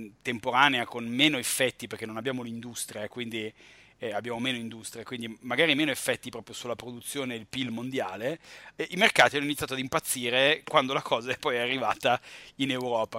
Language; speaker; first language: Italian; native; Italian